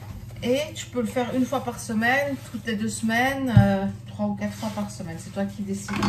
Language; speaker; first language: French; early bilingual, other home language; Turkish